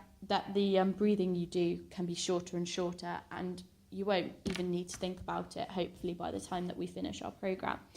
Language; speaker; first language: English; native; English